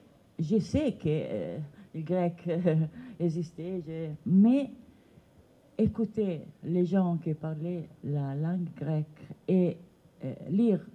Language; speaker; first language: French; non-native, fluent; Italian